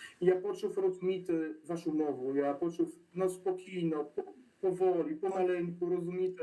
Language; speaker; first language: Polish; non-native, learner; Ukrainian